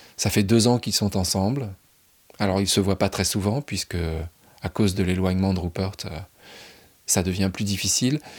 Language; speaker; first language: French; native; French